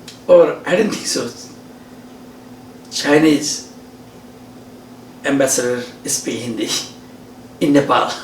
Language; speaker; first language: Hindi; non-native, learner; Nepali